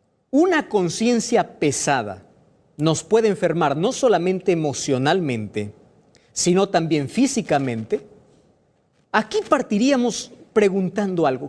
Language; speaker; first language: Spanish; native; Spanish